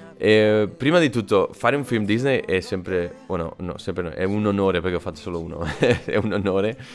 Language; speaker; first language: Italian; non-native, fluent; Spanish